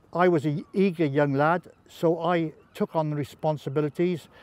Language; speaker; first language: English; native; English